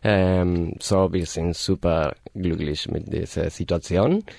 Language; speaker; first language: German; non-native, learner; Spanish